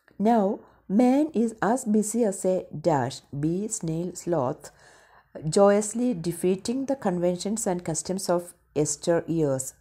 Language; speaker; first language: English; non-native, local second language; Malayalam